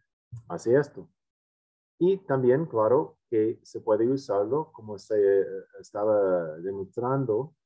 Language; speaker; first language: Spanish; non-native, fluent; English